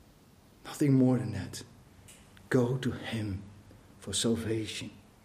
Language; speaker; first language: English; non-native, fluent; Dutch